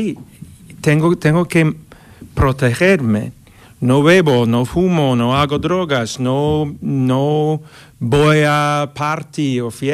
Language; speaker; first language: Spanish; non-native, fluent; English